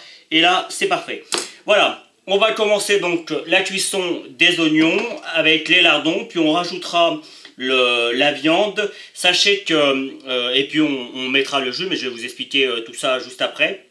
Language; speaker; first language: French; native; French